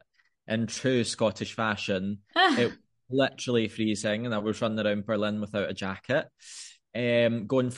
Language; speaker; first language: English; native; English